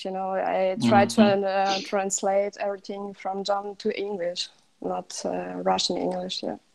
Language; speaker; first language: English; non-native, learner; Russian